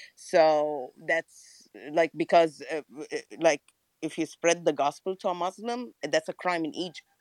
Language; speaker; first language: English; non-native, fluent; Arabic